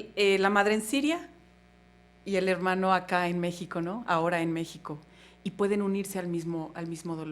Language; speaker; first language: Spanish; native; Spanish